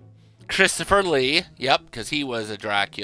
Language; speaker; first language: English; native; English